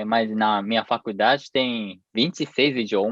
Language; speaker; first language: Portuguese; non-native, fluent; Japanese